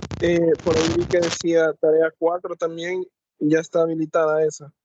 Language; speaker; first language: Spanish; native; Spanish